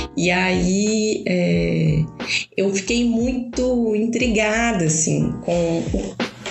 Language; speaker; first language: Portuguese; native; Portuguese